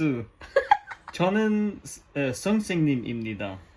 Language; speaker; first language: Korean; non-native, learner; Danish